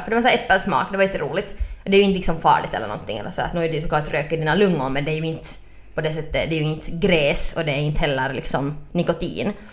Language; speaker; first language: Swedish; native; Swedish